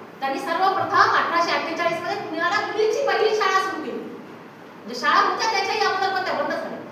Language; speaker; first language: Marathi; non-native, local second language; Urdu